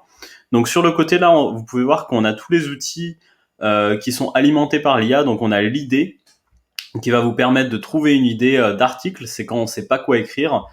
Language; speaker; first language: French; native; French